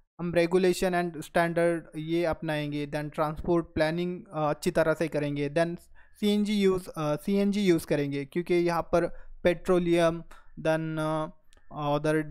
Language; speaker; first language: Hindi; non-native, local second language; Marathi